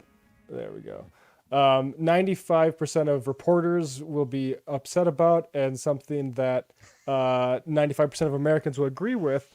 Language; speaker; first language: English; native; English